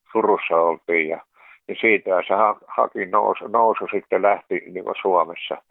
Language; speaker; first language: Finnish; native; Finnish